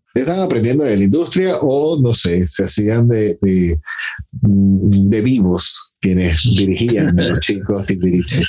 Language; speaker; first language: Spanish; native; Spanish